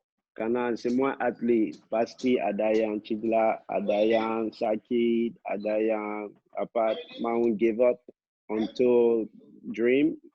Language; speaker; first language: Indonesian; non-native, local second language; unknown